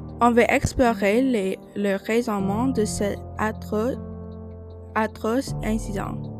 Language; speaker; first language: French; non-native, learner; English